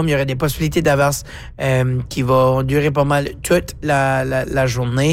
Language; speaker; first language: French; native; French